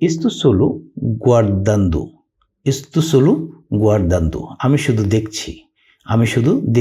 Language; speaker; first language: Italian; non-native, learner; Bangla